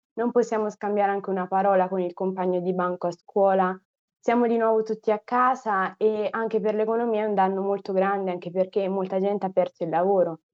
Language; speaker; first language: Italian; native; Italian